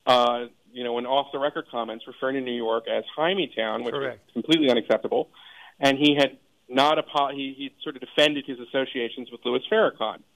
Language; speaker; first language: English; native; English